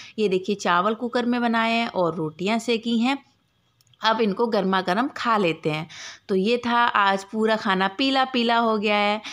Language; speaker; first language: Hindi; native; Hindi